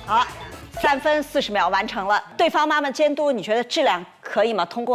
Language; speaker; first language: Chinese; native; Chinese